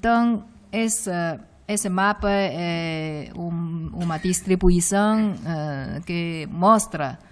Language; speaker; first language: Portuguese; non-native, fluent; Chinese